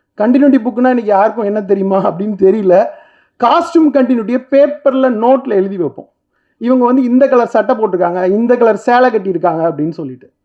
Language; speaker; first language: Tamil; native; Tamil